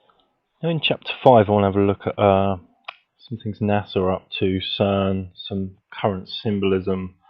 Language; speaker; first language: English; native; English